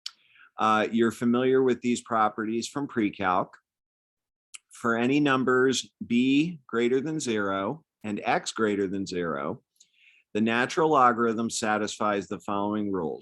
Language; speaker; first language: English; native; English